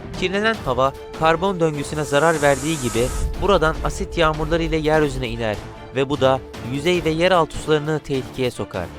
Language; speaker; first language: Turkish; native; Turkish